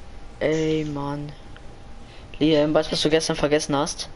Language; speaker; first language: German; native; German